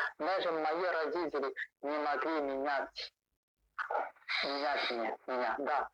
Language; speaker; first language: Russian; non-native, learner; Chinese